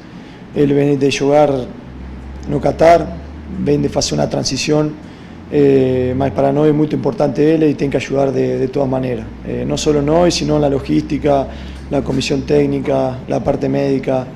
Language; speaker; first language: Portuguese; non-native, fluent; Spanish